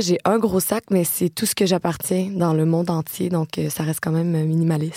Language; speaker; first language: French; native; French